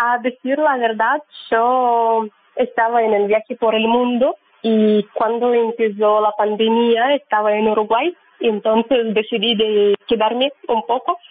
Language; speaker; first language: Spanish; non-native, learner; Russian